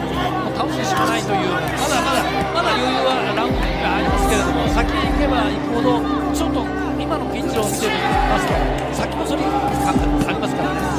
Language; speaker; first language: Japanese; native; Japanese